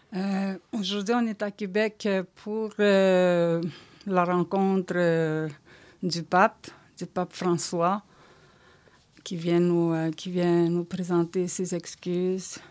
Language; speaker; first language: French; non-native, local second language; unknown